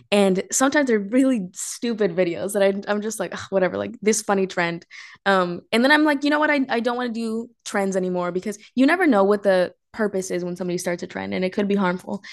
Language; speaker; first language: English; early bilingual, other home language; Spanish